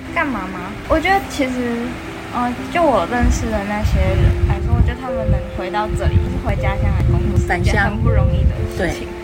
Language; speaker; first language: Chinese; native; Chinese